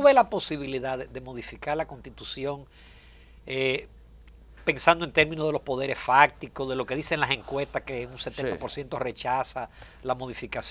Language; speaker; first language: Spanish; native; Spanish